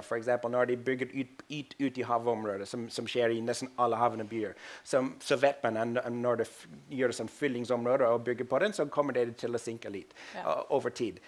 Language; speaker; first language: Norwegian; non-native, fluent; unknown